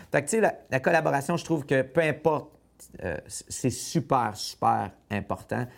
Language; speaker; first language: French; native; French